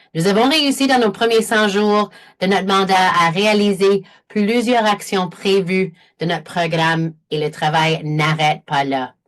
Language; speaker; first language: French; non-native, local second language; English